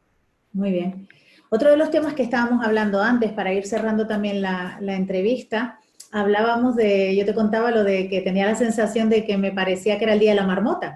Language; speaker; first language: Spanish; native; Spanish